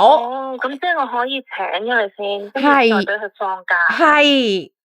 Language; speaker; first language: Cantonese; native; Cantonese